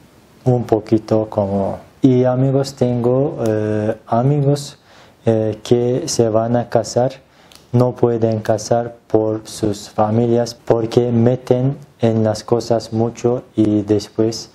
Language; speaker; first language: Spanish; non-native, learner; Turkish